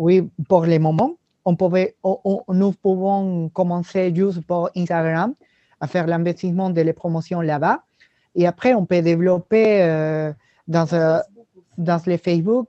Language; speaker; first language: French; non-native, learner; Spanish